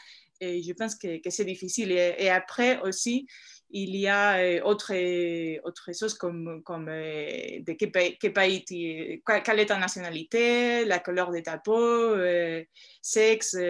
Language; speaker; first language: French; non-native, fluent; Spanish